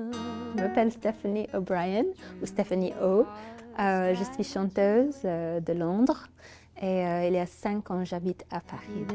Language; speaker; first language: French; non-native, learner; English